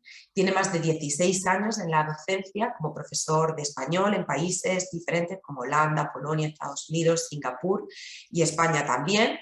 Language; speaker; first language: Spanish; native; Spanish